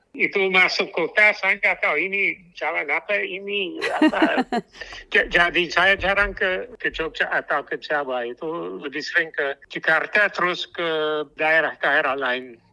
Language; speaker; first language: Indonesian; non-native, fluent; English